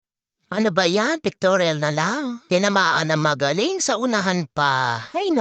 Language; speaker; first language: Filipino; native; Filipino